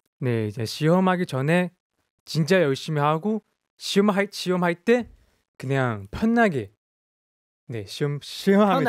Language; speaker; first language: Korean; non-native, fluent; Chinese